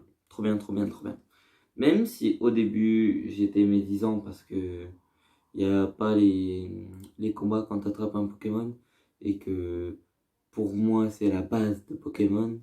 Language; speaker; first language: French; native; French